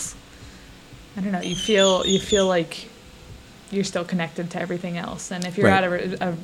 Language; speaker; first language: English; native; English